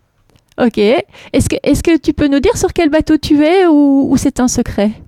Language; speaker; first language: French; native; French